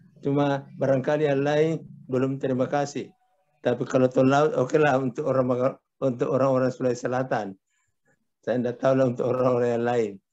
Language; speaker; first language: Indonesian; native; Indonesian